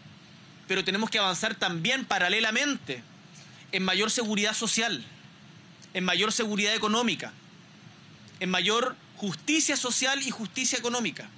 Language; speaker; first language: Spanish; native; Spanish